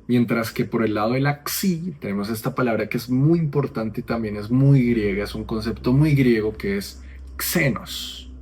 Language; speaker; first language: Spanish; native; Spanish